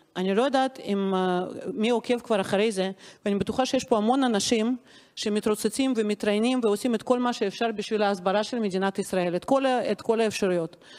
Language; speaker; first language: Hebrew; non-native, fluent; Russian